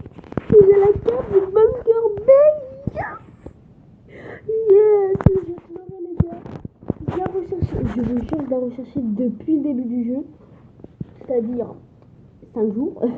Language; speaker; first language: French; native; French